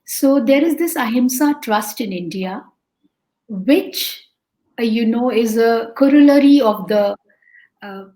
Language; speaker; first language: English; non-native, local second language; Hindi